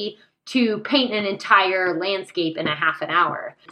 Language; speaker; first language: English; native; English